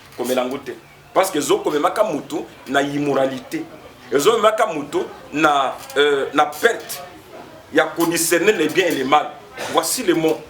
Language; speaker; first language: Lingala; native; Lingala